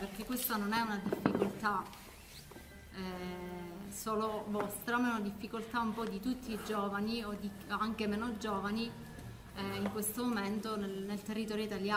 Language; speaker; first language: Italian; native; Italian